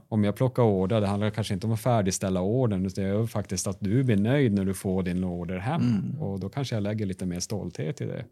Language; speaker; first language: Swedish; native; Swedish